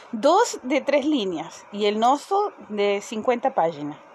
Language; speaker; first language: Portuguese; non-native, learner; Spanish